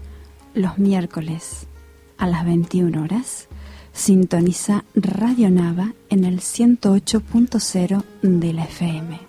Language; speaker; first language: Spanish; native; Spanish